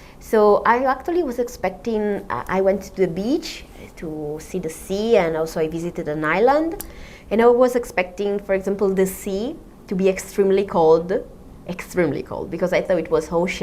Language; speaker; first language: English; non-native, fluent; Italian